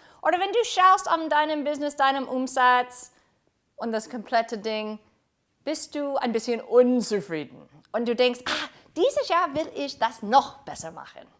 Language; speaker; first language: German; non-native, fluent; English